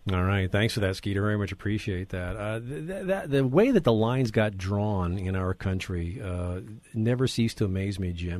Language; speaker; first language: English; native; English